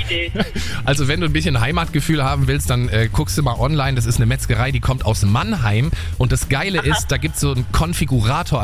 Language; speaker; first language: German; native; German